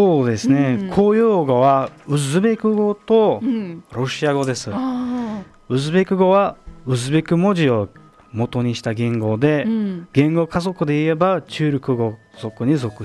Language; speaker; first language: Japanese; non-native, fluent; Uzbek